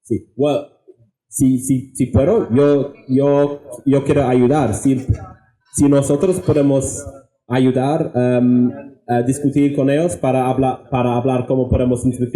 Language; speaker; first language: Spanish; non-native, fluent; English